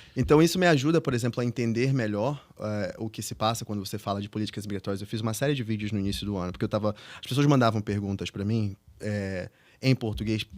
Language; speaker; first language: Portuguese; native; Portuguese